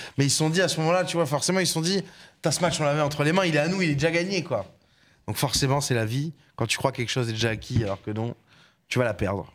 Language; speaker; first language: French; native; French